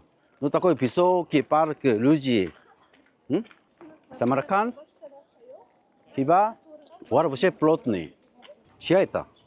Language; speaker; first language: Russian; non-native, learner; Korean